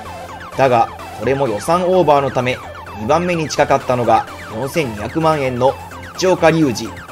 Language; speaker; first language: Japanese; native; Japanese